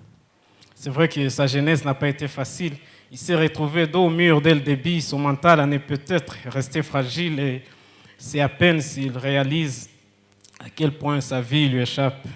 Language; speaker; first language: French; non-native, local second language; Kinyarwanda